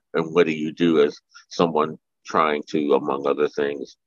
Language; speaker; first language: English; native; English